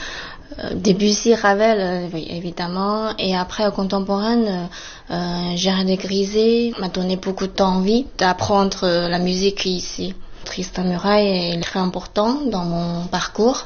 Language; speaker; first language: French; non-native, fluent; Chinese